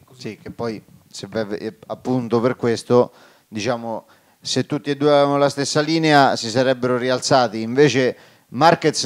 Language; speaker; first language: Italian; native; Italian